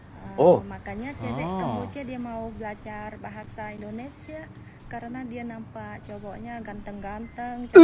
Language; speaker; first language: Indonesian; non-native, fluent; Khmer